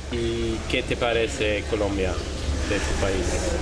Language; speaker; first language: Spanish; non-native, learner; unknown